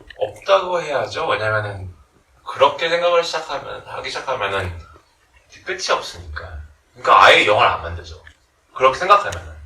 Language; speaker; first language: Korean; early bilingual, heritage; Korean